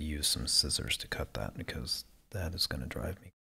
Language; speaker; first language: English; native; English